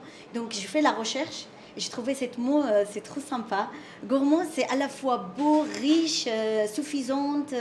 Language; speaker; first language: French; non-native, fluent; Arabic